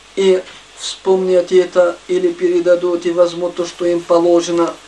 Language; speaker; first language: Russian; non-native, fluent; Arabic